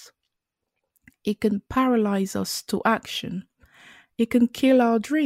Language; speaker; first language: English; non-native, local second language; French